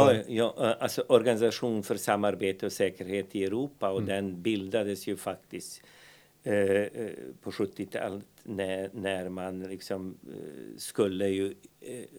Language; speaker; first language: Swedish; non-native, fluent; Bosnian